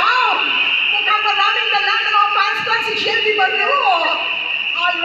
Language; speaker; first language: Filipino; native; Filipino